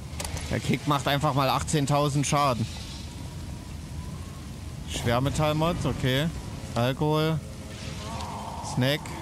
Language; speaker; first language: German; native; German